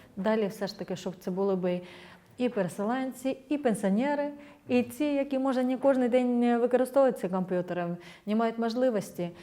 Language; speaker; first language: Ukrainian; non-native, fluent; Estonian